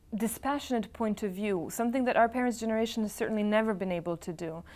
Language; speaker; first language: English; non-native, fluent; Serbian